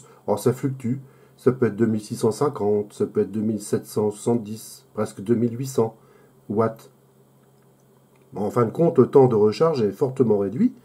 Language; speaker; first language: French; native; French